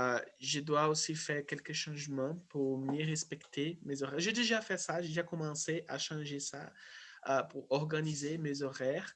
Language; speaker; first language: French; non-native, fluent; Portuguese